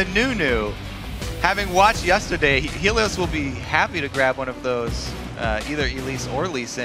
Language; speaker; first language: English; native; English